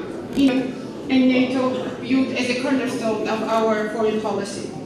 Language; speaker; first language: English; non-native, fluent; Georgian